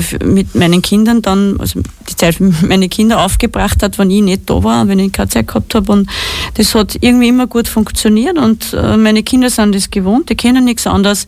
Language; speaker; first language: German; native; German